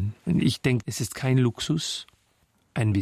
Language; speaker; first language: German; non-native, fluent; French